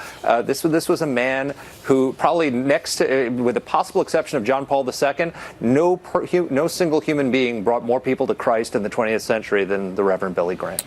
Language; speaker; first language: English; native; English